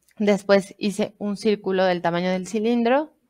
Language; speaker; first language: Spanish; native; Spanish